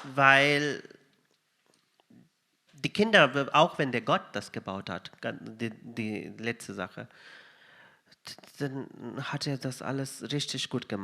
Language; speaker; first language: German; non-native, fluent; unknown